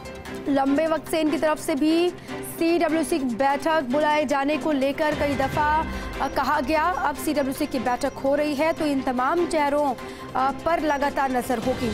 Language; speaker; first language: Hindi; native; Hindi